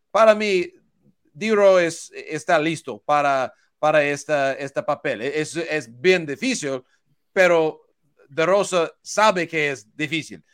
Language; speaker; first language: Spanish; non-native, learner; English